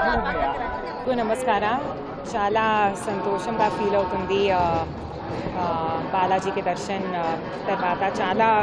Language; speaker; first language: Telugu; non-native, learner; Hindi